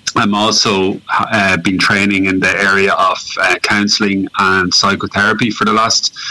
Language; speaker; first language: English; native; English